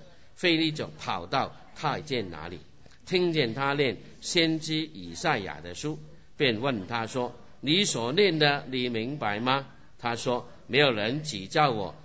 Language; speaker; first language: Chinese; non-native, local second language; Cantonese